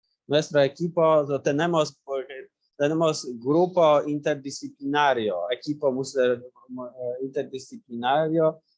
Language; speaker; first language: Spanish; non-native, learner; Polish